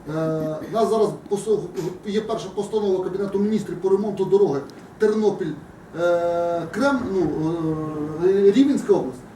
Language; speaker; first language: Ukrainian; native; Ukrainian